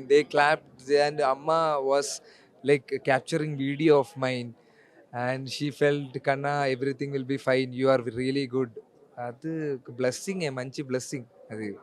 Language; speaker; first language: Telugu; non-native, learner; Malayalam